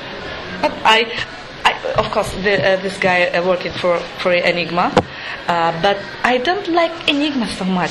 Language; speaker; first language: English; non-native, learner; Japanese